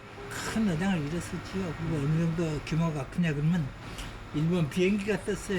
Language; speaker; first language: Korean; native; Korean